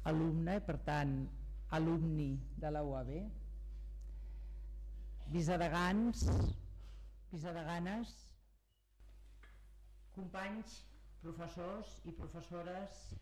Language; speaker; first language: Catalan; native; Catalan